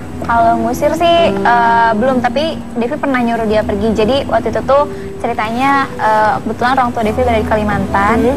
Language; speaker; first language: Indonesian; native; Indonesian